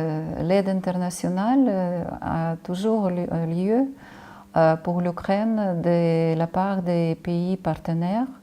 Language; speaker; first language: French; non-native, fluent; Ukrainian